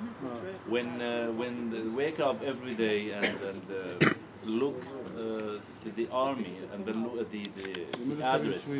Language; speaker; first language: English; non-native, learner; Arabic